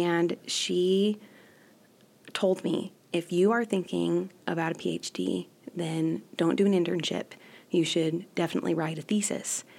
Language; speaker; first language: English; native; English